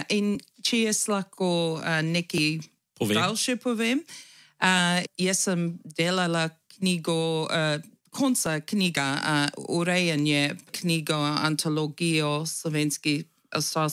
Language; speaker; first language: Slovenian; early bilingual, heritage; English